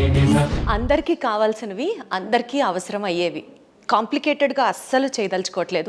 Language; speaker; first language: Telugu; native; Telugu